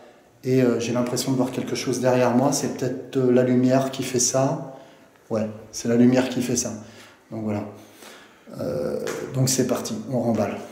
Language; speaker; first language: French; native; French